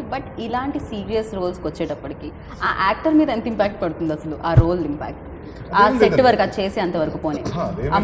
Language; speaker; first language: Telugu; native; Telugu